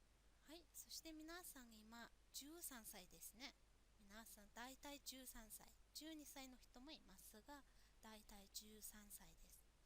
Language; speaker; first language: Japanese; non-native, fluent; Mongolian